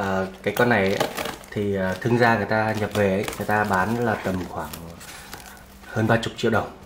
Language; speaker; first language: Vietnamese; native; Vietnamese